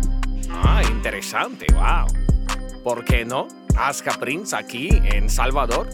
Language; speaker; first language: Spanish; non-native, learner; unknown